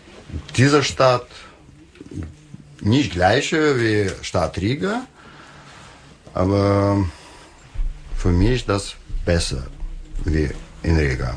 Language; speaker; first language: German; non-native, learner; Russian